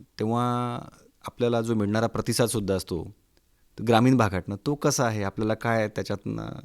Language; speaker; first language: Marathi; native; Marathi